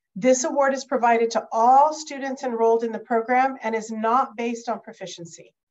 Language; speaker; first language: English; native; English